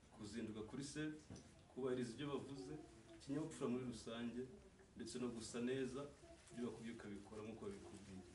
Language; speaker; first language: Kinyarwanda; native; Kinyarwanda